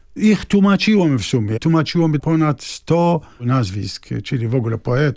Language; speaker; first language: Polish; non-native, fluent; Arabic